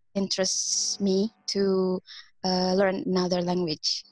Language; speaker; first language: English; non-native, fluent; Indonesian